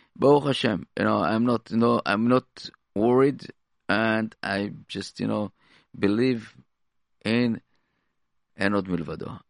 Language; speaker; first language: English; non-native, fluent; Hebrew